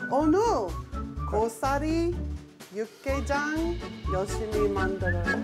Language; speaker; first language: Korean; non-native, learner; English